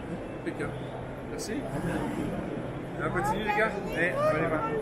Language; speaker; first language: French; native; French